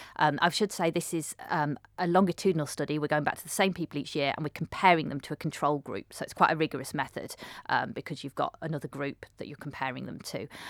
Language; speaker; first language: English; native; English